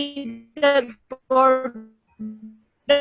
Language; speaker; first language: English; non-native, learner; Indonesian